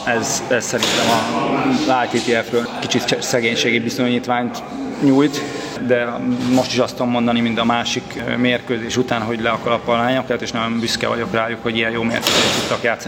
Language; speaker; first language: Hungarian; native; Hungarian